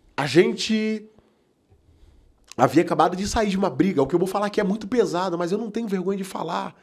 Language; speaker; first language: Portuguese; native; Portuguese